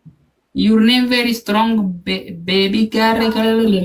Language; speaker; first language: English; non-native, learner; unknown